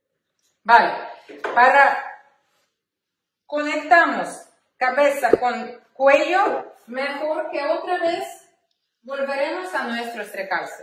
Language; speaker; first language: Spanish; non-native, learner; Ukrainian